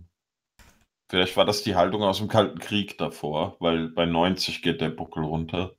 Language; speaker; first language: German; native; German